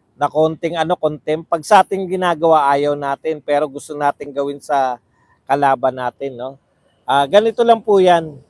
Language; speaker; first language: Filipino; native; Filipino